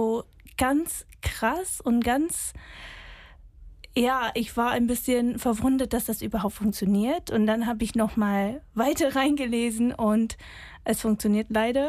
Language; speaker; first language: German; non-native, fluent; English